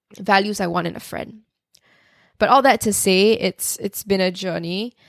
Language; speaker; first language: English; native; English